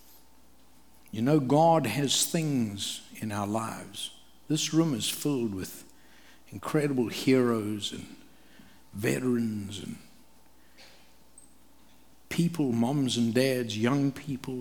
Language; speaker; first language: English; native; English